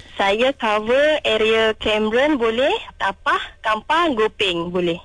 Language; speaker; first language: Malay; non-native, local second language; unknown